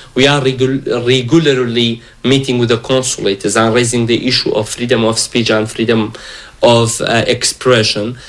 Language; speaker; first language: English; non-native, fluent; Kurdish